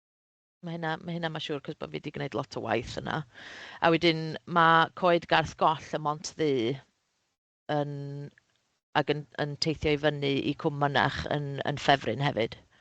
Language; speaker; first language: Welsh; native; Welsh